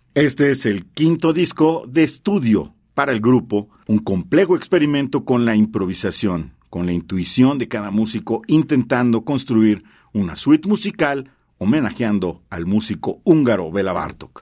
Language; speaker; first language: Spanish; native; Spanish